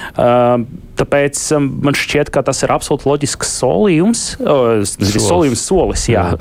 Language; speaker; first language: Latvian; non-native, local second language; Russian